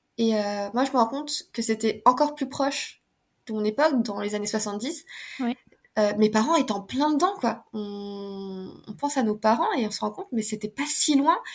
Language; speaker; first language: French; early bilingual, other home language; Khmer